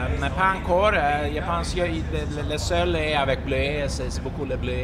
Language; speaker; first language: French; non-native, learner; Swedish